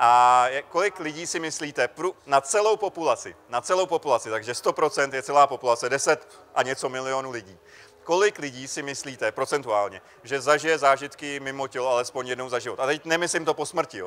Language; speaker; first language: Czech; native; Czech